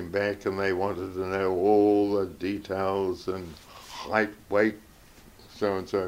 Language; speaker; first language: English; native; English